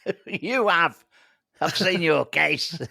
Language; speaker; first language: English; native; English